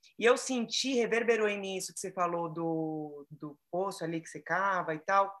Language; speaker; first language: Portuguese; native; Portuguese